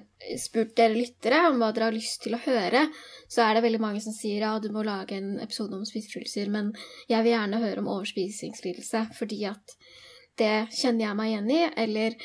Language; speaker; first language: Norwegian; native; Norwegian